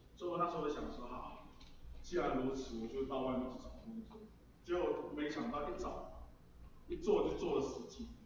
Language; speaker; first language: Chinese; non-native, local second language; English